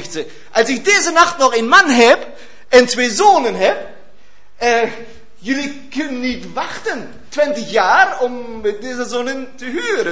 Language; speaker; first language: Dutch; non-native, learner; German